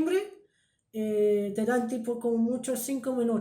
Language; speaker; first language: Spanish; early bilingual, heritage; Spanish